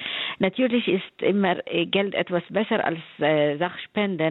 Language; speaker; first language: German; non-native, fluent; Arabic